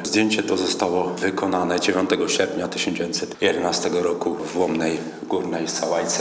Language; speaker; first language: Polish; native; Polish